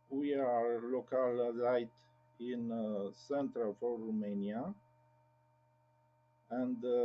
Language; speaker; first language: English; non-native, learner; Romanian